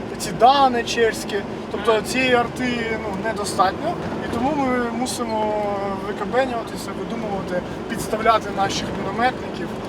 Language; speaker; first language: Ukrainian; native; Ukrainian